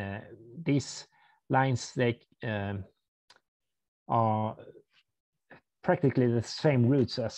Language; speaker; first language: English; non-native, fluent; Swedish